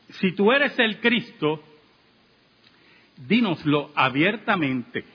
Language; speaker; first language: Spanish; native; Spanish